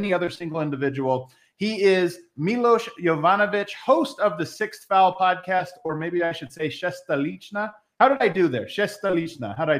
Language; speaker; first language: English; native; English